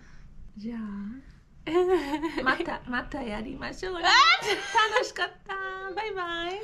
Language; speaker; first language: Japanese; non-native, fluent; English